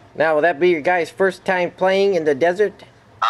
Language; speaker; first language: English; native; English